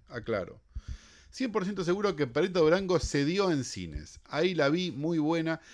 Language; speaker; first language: Spanish; native; Spanish